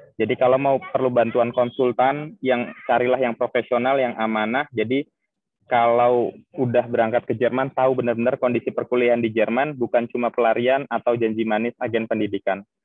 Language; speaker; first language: Indonesian; native; Indonesian